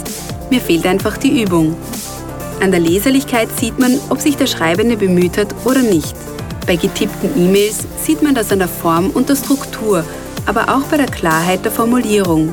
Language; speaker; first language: German; native; German